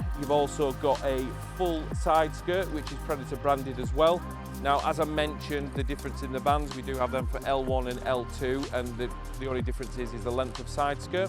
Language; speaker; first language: English; native; English